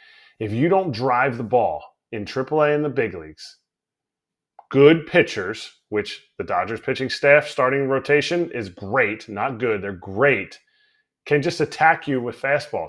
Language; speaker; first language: English; native; English